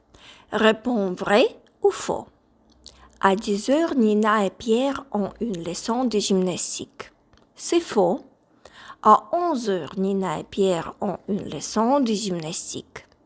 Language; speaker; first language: French; non-native, fluent; Ukrainian